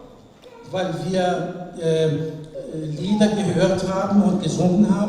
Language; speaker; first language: German; non-native, fluent; French